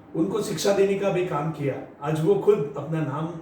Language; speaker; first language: Hindi; non-native, local second language; Marathi